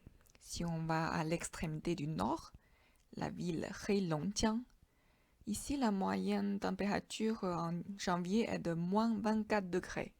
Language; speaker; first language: French; non-native, fluent; Chinese